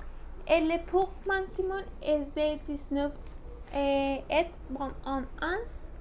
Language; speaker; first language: French; non-native, learner; Spanish